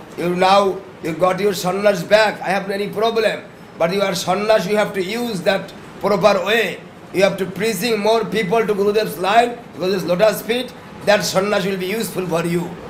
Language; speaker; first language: English; non-native, local second language; Bangla